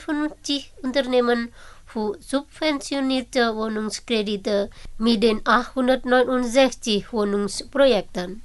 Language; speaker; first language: German; non-native, fluent; Indonesian